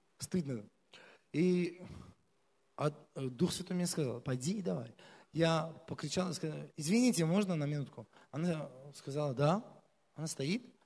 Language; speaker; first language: Russian; non-native, local second language; Armenian